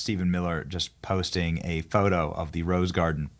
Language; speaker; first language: English; native; English